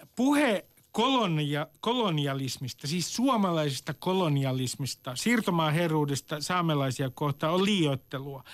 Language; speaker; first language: Finnish; native; Finnish